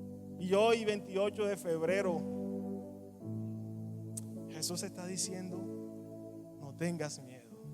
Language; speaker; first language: Spanish; native; Spanish